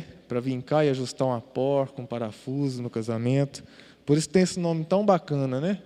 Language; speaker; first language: Portuguese; native; Portuguese